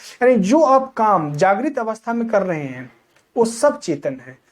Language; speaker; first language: Hindi; native; Hindi